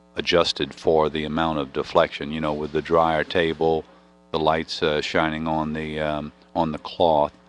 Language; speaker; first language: English; native; English